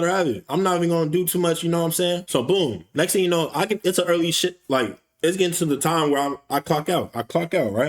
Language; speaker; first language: English; native; English